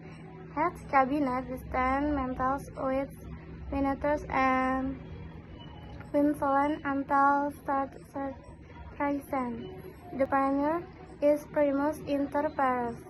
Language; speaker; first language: Dutch; non-native, learner; Indonesian